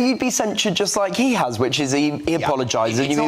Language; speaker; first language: English; native; English